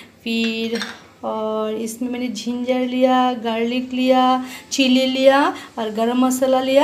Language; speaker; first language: Hindi; non-native, local second language; Bangla